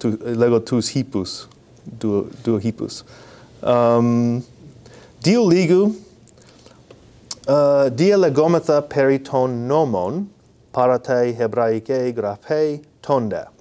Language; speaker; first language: Greek; non-native, fluent; English